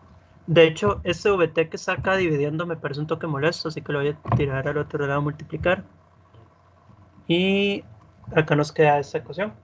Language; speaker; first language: Spanish; native; Spanish